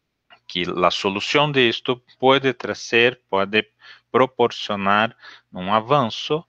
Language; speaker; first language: Spanish; non-native, learner; Portuguese